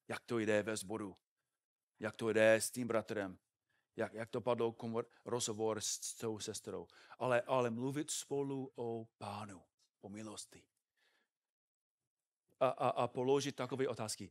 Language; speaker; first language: Czech; non-native, fluent; English